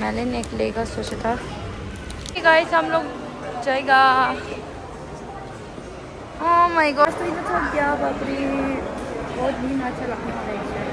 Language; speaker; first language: Hindi; non-native, local second language; Tibetan